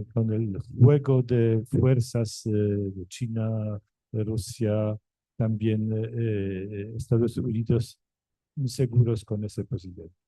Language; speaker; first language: Spanish; non-native, fluent; Polish